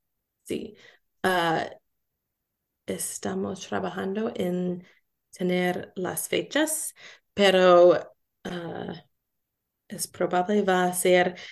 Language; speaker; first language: Spanish; non-native, learner; English